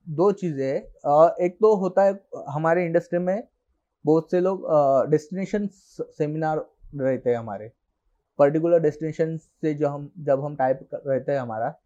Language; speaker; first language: Hindi; non-native, local second language; Marathi